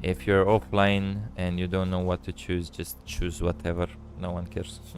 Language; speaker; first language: English; non-native, fluent; Romanian